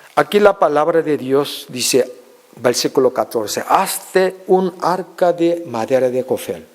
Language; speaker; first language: Spanish; non-native, fluent; Korean